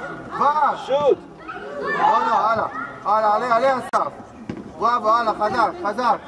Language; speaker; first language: Hebrew; native; Hebrew